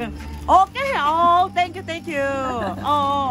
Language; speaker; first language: English; non-native, learner; Korean